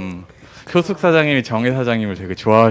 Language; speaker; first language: Korean; native; Korean